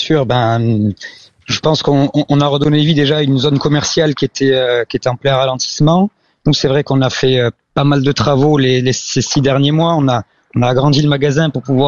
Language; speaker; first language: French; native; French